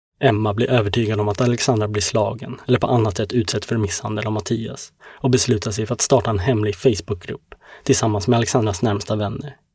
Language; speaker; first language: Swedish; native; Swedish